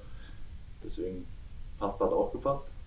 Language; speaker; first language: German; native; German